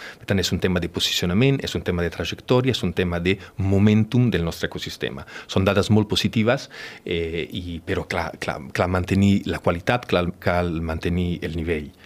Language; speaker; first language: Catalan; non-native, fluent; Italian